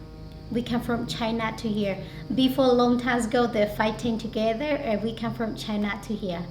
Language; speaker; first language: English; non-native, learner; Hmong